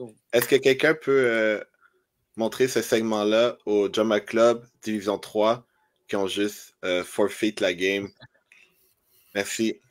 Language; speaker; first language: French; native; French